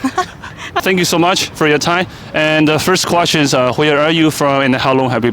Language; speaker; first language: English; non-native, fluent; Chinese